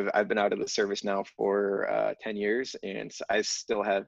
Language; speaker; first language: English; native; English